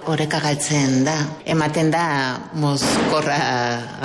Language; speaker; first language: Basque; non-native, local second language; Spanish